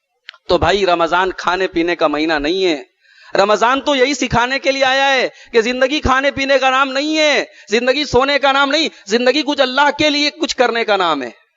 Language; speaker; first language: Urdu; native; Urdu